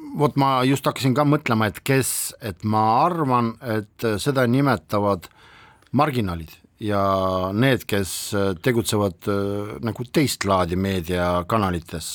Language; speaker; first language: Estonian; non-native, local second language; Russian